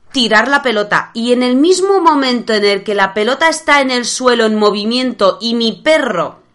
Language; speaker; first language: Spanish; non-native, fluent; Polish